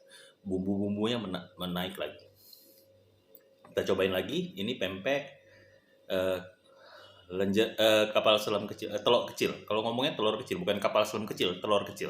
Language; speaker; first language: Indonesian; native; Indonesian